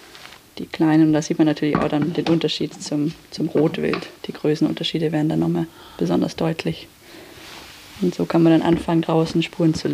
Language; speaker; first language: German; native; German